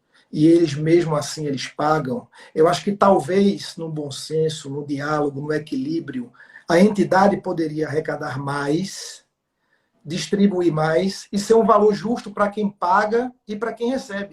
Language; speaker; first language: Portuguese; native; Portuguese